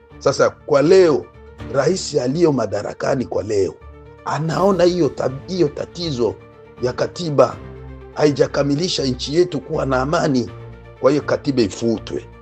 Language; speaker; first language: Swahili; native; Swahili